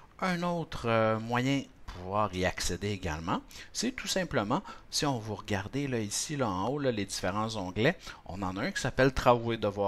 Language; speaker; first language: French; native; French